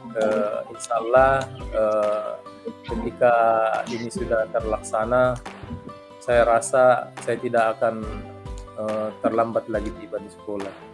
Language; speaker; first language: Indonesian; non-native, local second language; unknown